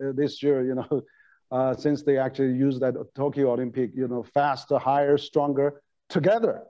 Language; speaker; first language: English; non-native, fluent; Chinese